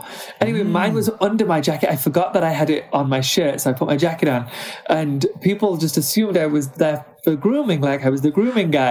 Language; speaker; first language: English; native; English